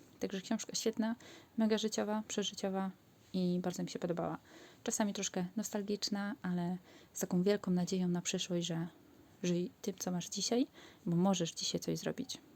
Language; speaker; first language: Polish; native; Polish